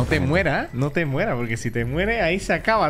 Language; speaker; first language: Spanish; native; Spanish